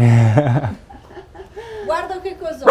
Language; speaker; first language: Italian; native; Italian